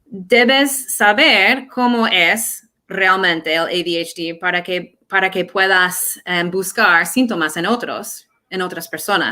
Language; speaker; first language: Spanish; non-native, fluent; English